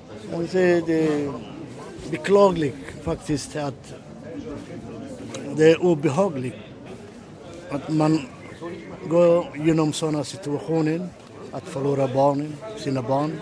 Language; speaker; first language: Swedish; non-native, learner; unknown